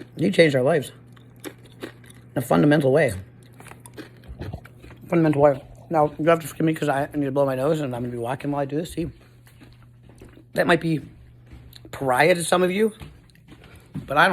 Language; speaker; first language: English; native; English